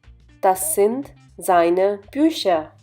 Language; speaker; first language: German; non-native, fluent; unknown